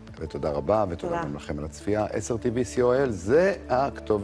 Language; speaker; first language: Hebrew; native; Hebrew